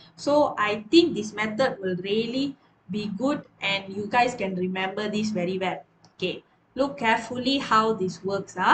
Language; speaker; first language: English; non-native, local second language; Malay